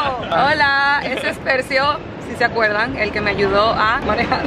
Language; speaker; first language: Spanish; early bilingual, heritage; Spanish